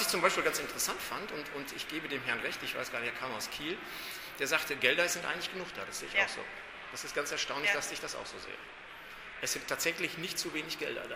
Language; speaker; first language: German; native; German